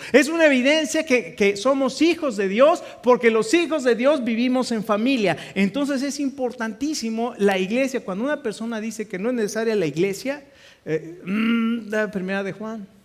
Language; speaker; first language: Spanish; native; Spanish